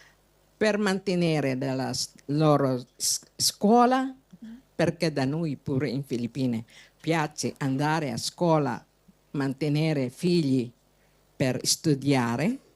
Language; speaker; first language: Italian; non-native, learner; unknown